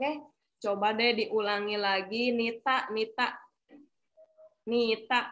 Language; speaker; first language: Indonesian; native; Indonesian